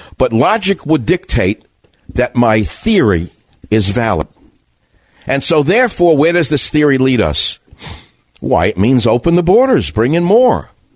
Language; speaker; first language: English; native; English